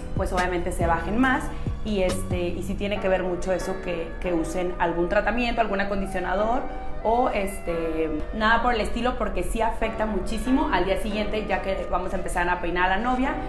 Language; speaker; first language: Spanish; native; Spanish